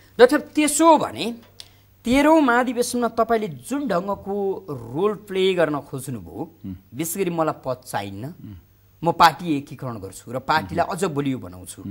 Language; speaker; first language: Nepali; native; Nepali